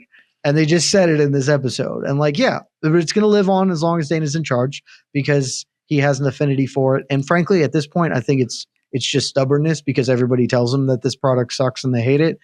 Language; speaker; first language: English; native; English